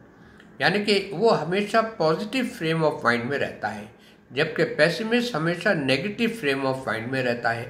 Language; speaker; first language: Hindi; native; Hindi